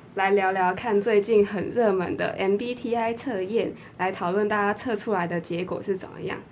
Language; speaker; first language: Chinese; native; Chinese